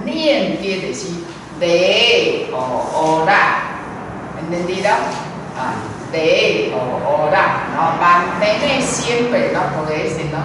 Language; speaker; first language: Spanish; non-native, learner; Chinese